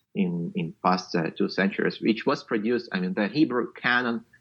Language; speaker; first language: English; non-native, fluent; Ukrainian